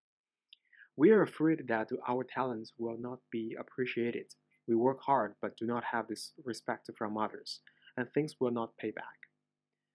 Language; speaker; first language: English; non-native, fluent; Chinese